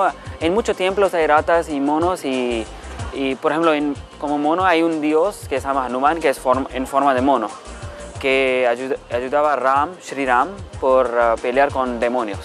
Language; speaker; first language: Spanish; non-native, learner; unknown